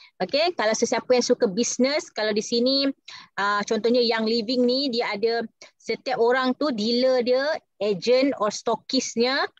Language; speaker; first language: Malay; native; Malay